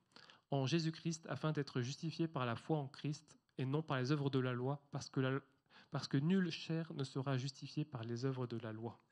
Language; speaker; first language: French; native; French